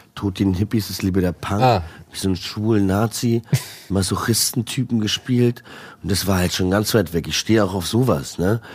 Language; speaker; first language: German; early bilingual, heritage; Croatian